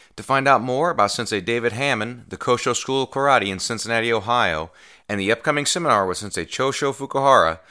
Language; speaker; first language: English; native; English